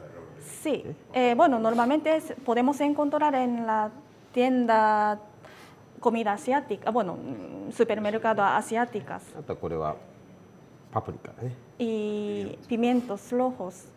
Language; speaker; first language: Spanish; non-native, fluent; Japanese